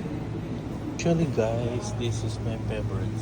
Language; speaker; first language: English; non-native, local second language; Filipino